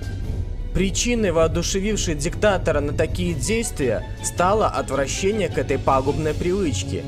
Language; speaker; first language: Russian; native; Russian